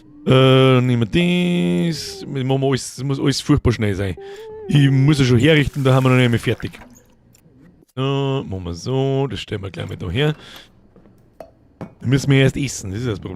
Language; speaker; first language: German; native; German